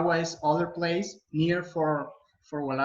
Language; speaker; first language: English; non-native, learner; Spanish